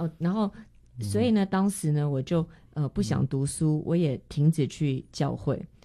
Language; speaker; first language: Chinese; non-native, fluent; Korean